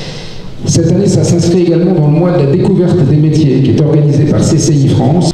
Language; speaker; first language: French; native; French